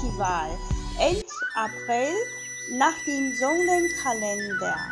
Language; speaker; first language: German; non-native, fluent; Chinese